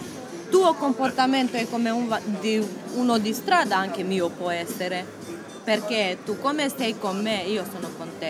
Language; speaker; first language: Italian; non-native, learner; Romanian